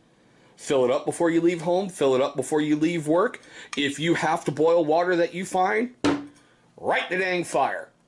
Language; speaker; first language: English; native; English